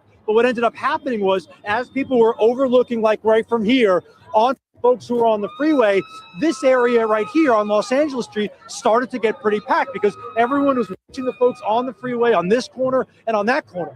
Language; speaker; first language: English; native; English